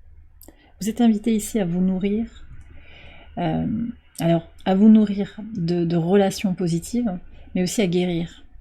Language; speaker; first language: French; native; French